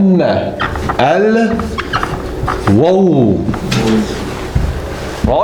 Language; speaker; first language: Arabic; non-native, fluent; English